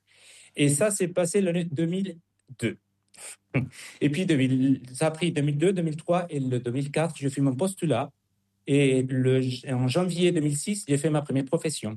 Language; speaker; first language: French; non-native, fluent; Spanish